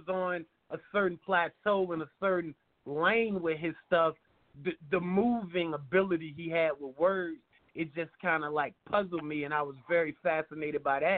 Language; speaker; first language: English; native; English